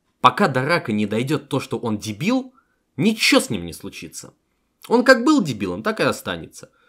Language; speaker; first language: Russian; native; Russian